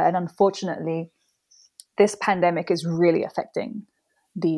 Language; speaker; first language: English; native; English